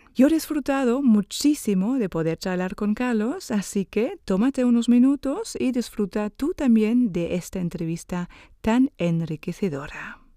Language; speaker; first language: Spanish; non-native, fluent; German